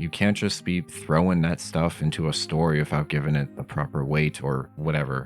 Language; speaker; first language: English; native; English